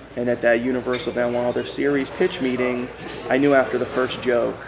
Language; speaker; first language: English; native; English